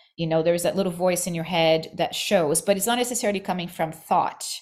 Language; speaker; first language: English; non-native, fluent; Portuguese